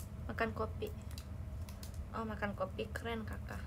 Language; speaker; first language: Indonesian; native; Indonesian